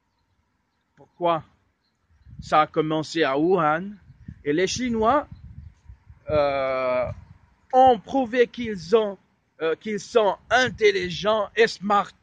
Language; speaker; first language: French; non-native, fluent; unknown